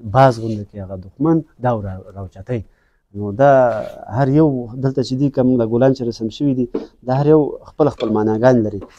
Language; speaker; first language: Pashto; non-native, local second language; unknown